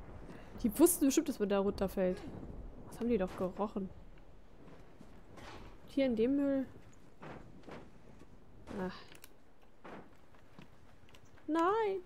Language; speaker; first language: German; native; German